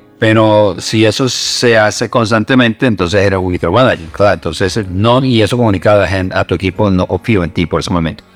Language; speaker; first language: Spanish; non-native, fluent; English